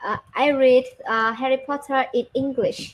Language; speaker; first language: English; non-native, learner; Vietnamese